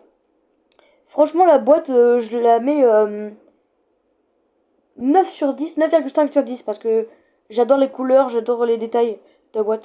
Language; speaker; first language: French; native; French